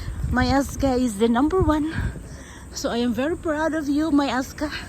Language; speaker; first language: English; non-native, local second language; Cebuano